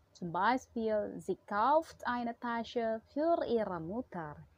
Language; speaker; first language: German; non-native, fluent; Indonesian